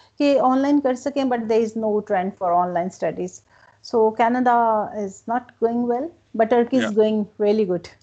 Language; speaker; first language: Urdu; non-native, local second language; Punjabi